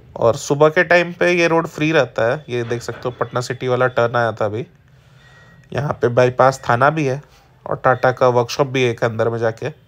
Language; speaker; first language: Hindi; native; Hindi